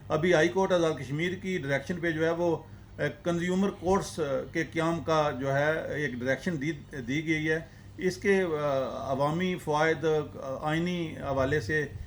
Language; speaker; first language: Urdu; non-native, local second language; Punjabi